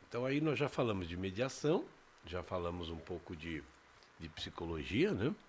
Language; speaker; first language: Portuguese; native; Portuguese